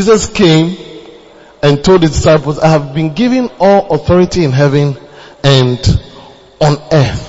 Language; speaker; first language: English; non-native, local second language; Akan